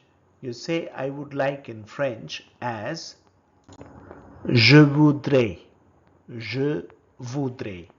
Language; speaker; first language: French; non-native, fluent; Telugu